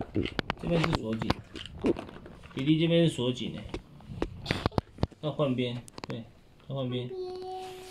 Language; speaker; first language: Chinese; native; Chinese